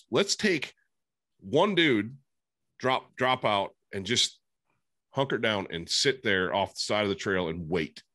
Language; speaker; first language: English; native; English